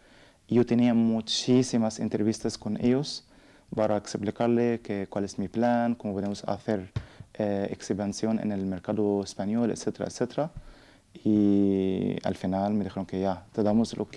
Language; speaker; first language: Spanish; non-native, learner; Arabic